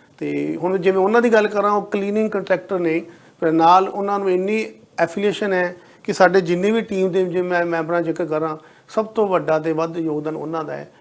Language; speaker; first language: Punjabi; native; Punjabi